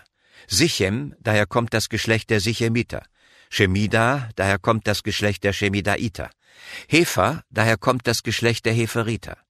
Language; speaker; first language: German; native; German